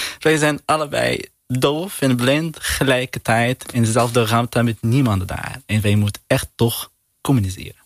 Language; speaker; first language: Dutch; non-native, learner; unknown